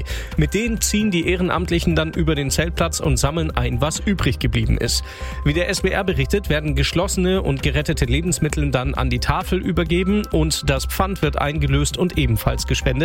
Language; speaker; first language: German; native; German